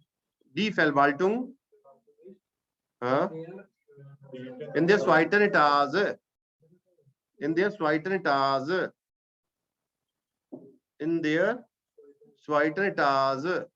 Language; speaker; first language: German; non-native, fluent; Hindi